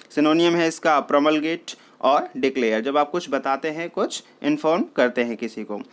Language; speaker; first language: Hindi; native; Hindi